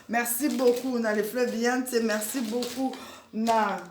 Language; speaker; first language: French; non-native, local second language; Lingala